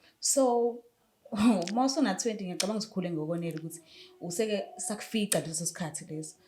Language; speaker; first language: Zulu; native; Zulu